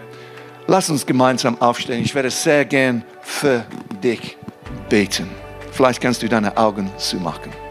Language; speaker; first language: German; non-native, fluent; English